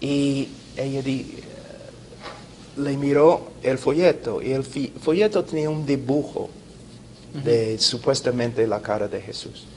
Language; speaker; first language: Spanish; non-native, fluent; English